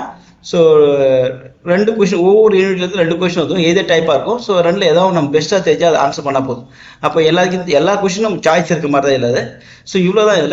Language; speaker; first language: Tamil; native; Tamil